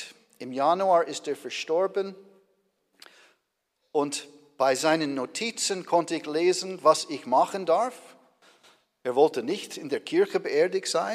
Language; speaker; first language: German; non-native, fluent; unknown